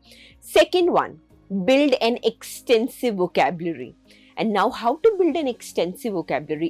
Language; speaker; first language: English; non-native, local second language; Hindi